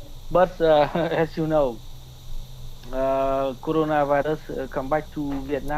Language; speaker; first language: English; non-native, learner; Vietnamese